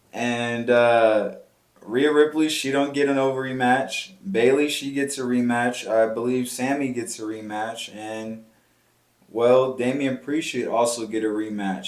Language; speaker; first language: English; native; English